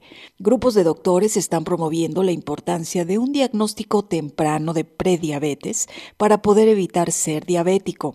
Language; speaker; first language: Spanish; native; Spanish